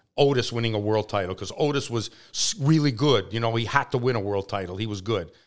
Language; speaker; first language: English; native; English